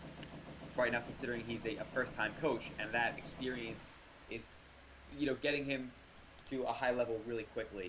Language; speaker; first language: English; native; English